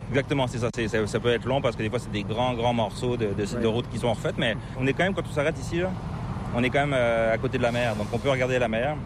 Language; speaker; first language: French; native; French